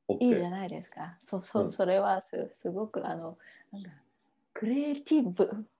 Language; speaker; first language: Japanese; non-native, learner; Vietnamese